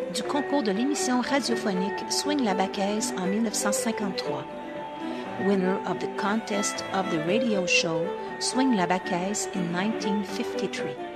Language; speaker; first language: French; native; French